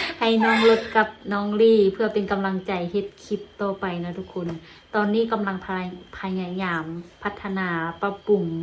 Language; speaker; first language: Thai; non-native, learner; Lao